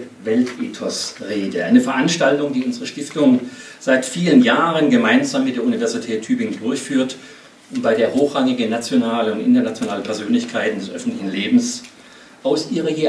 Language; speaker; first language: German; native; German